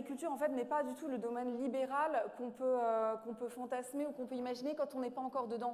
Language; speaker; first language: French; native; French